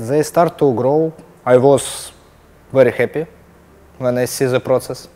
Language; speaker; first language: English; non-native, learner; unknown